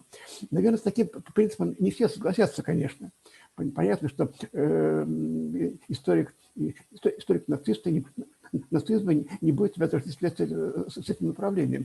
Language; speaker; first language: Russian; native; Russian